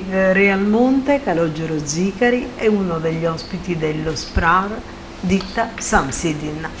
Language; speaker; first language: Italian; native; Italian